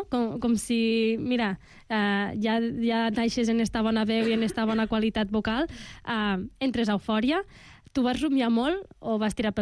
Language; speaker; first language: Catalan; native; Catalan